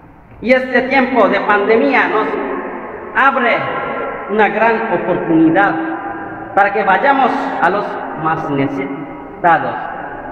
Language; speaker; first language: Spanish; non-native, fluent; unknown